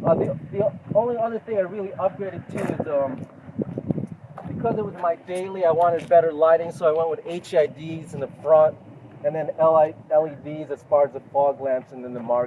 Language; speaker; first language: English; native; English